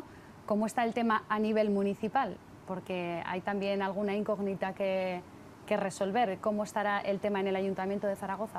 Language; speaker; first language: Spanish; native; Spanish